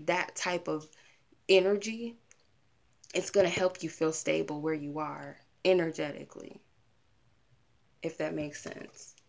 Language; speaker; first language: English; native; English